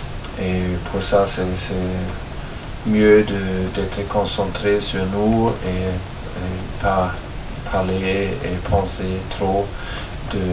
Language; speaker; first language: French; non-native, learner; German